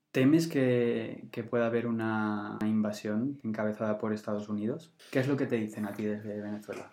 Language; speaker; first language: Spanish; native; Spanish